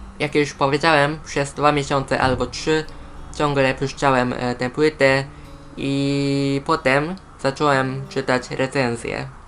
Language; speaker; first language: Polish; non-native, fluent; Japanese